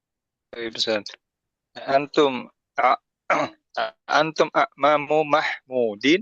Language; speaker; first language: Arabic; non-native, learner; Indonesian